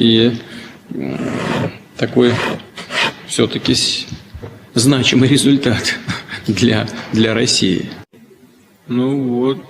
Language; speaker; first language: Russian; native; Russian